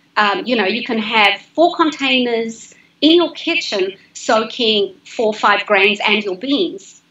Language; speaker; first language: English; native; English